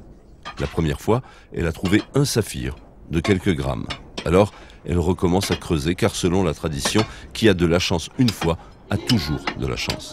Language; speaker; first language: French; native; French